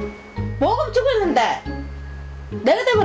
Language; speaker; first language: Korean; non-native, fluent; Vietnamese